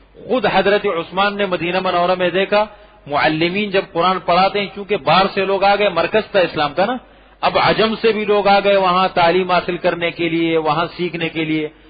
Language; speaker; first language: Urdu; non-native, local second language; Pashto